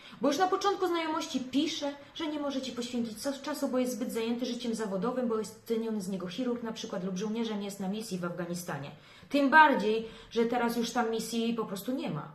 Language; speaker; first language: Polish; native; Polish